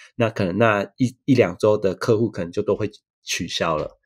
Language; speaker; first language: Chinese; native; Chinese